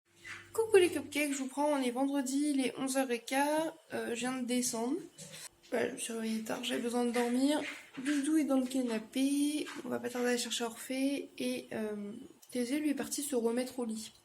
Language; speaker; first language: French; native; French